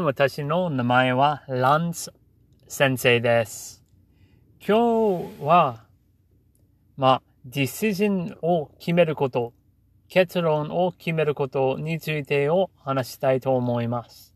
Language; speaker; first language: Japanese; non-native, learner; English